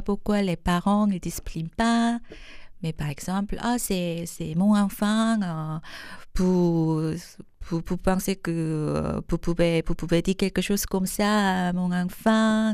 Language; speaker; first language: French; non-native, fluent; Korean